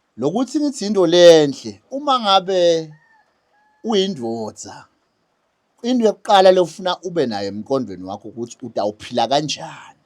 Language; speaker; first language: Zulu; native; Zulu